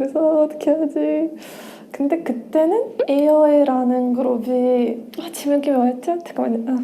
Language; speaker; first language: Korean; non-native, fluent; Russian